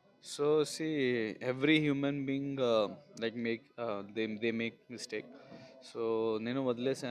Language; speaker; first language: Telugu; non-native, local second language; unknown